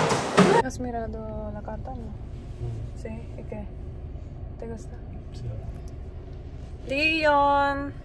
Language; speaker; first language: Spanish; non-native, fluent; Filipino